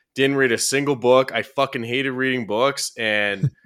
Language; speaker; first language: English; native; English